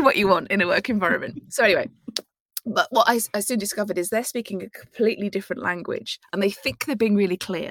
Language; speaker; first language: English; native; English